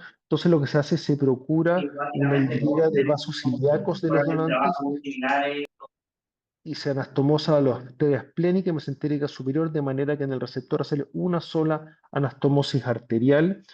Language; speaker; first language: Spanish; native; Spanish